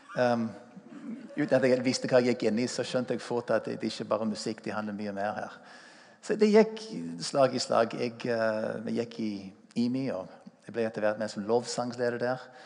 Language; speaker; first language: Norwegian; non-native, fluent; English